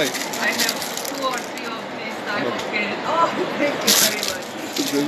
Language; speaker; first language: English; non-native, learner; Hungarian